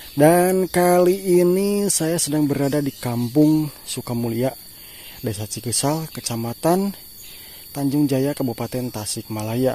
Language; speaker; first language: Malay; non-native, local second language; Sundanese